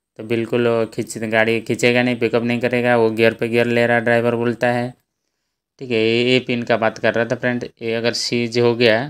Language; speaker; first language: Hindi; native; Hindi